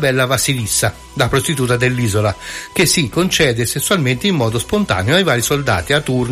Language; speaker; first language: Italian; native; Italian